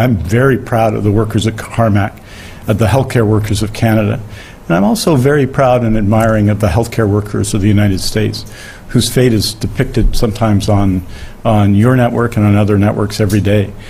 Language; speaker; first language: English; native; English